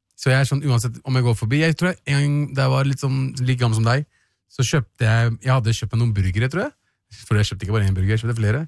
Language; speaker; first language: Norwegian; native; Norwegian